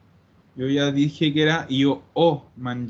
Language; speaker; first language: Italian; non-native, fluent; Spanish